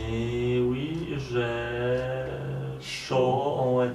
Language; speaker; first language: French; non-native, learner; Polish